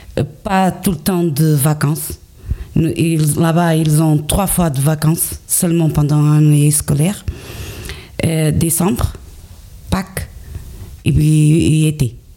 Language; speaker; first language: French; non-native, learner; Portuguese